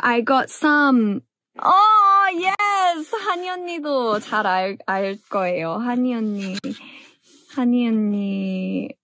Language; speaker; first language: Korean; early bilingual, heritage; English